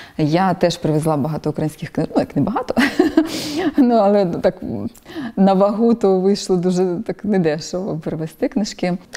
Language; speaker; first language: Ukrainian; native; Ukrainian